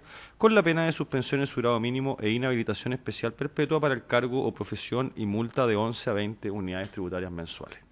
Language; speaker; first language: Spanish; native; Spanish